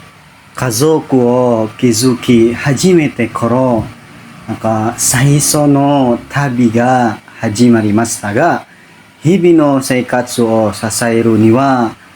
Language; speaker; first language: Japanese; non-native, learner; Indonesian